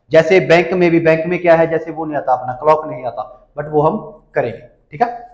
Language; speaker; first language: Hindi; native; Hindi